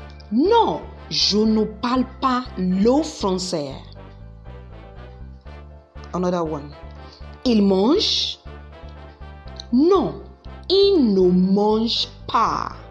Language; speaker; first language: French; non-native, learner; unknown